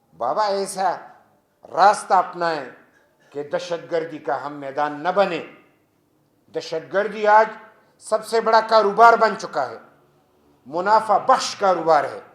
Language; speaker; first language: Urdu; non-native, local second language; Pashto